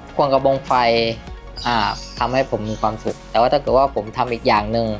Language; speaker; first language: Thai; native; Thai